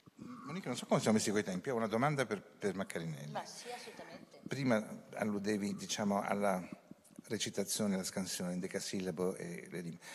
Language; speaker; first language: Italian; native; Italian